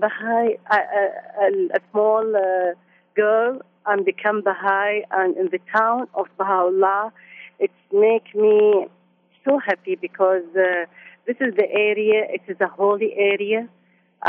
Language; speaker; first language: English; non-native, learner; Arabic